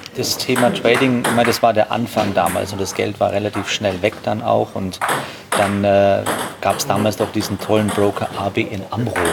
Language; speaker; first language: German; native; German